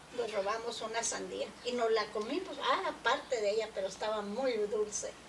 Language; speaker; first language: Spanish; early bilingual, other home language; English